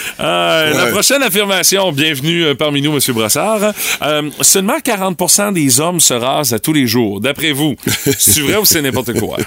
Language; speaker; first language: French; native; French